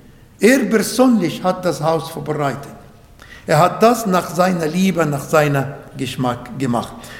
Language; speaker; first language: German; non-native, learner; Arabic